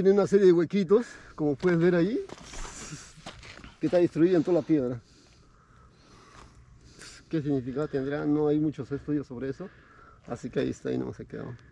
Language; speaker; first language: Spanish; native; Spanish